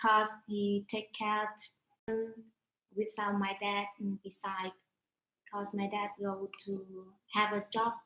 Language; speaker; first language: English; non-native, learner; Vietnamese